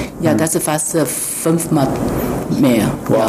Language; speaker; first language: German; non-native, fluent; Chinese